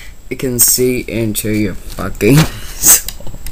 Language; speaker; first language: English; native; English